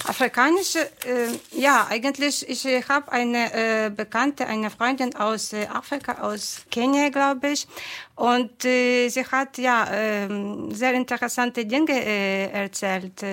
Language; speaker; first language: German; non-native, fluent; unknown